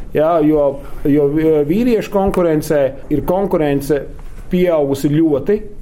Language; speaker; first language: Latvian; native; Latvian